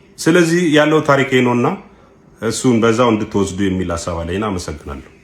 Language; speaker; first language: Amharic; non-native, local second language; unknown